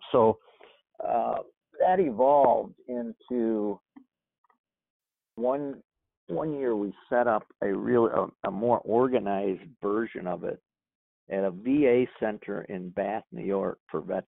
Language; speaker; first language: English; native; English